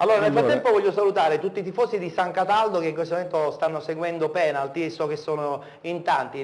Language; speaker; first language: Italian; native; Italian